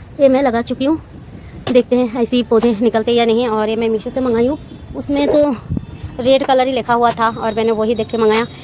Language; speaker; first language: Hindi; non-native, local second language; Bangla